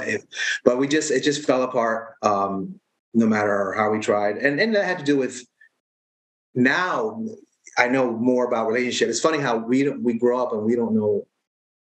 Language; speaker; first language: English; native; English